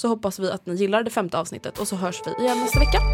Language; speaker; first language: Swedish; native; Swedish